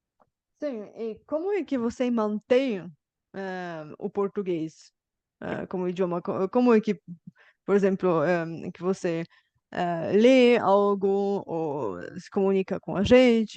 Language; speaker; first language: Portuguese; non-native, fluent; Bulgarian